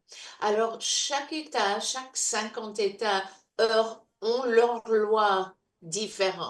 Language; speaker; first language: French; non-native, fluent; English